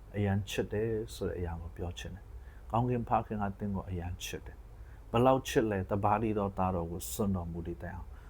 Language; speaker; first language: Burmese; non-native, local second language; Tedim Chin